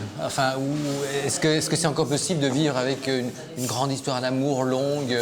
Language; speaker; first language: French; native; French